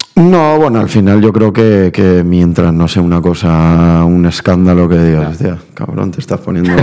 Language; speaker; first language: Spanish; native; Spanish